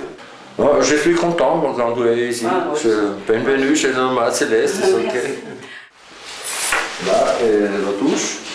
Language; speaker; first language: French; non-native, learner; German